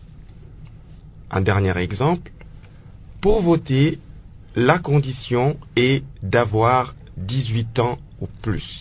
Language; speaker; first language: French; non-native, local second language; Lingala